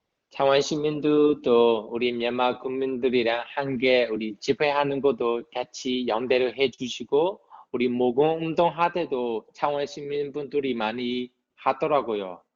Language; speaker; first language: Korean; non-native, fluent; Burmese